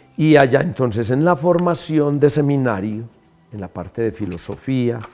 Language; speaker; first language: Spanish; native; Spanish